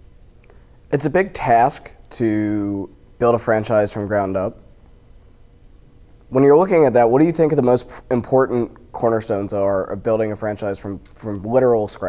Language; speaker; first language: English; native; English